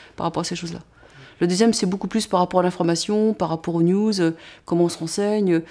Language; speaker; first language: French; native; French